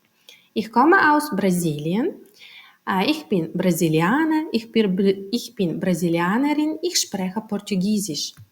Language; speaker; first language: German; non-native, fluent; Turkmen